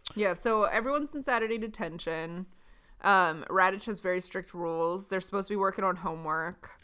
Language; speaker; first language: English; native; English